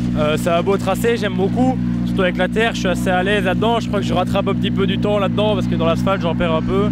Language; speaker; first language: French; native; French